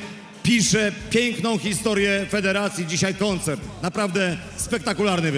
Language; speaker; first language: Polish; native; Polish